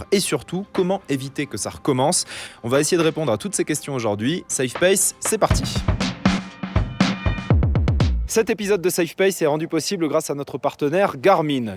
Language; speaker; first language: French; native; French